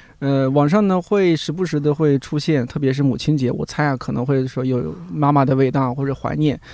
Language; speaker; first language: Chinese; native; Chinese